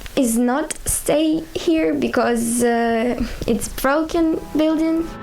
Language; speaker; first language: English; non-native, learner; Ukrainian